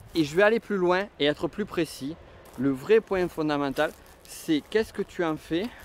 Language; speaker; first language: French; native; French